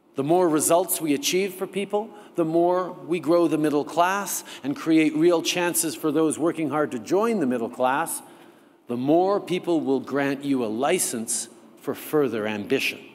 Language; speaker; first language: English; early bilingual, other home language; French